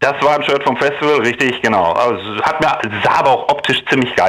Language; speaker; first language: German; native; German